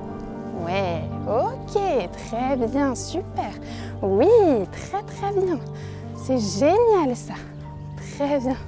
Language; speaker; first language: French; native; French